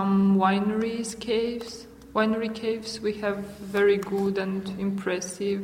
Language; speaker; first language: English; non-native, learner; Romanian